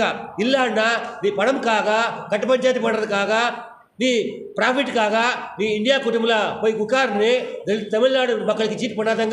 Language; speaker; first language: Tamil; non-native, learner; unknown